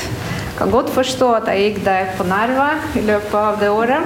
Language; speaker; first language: Norwegian; non-native, fluent; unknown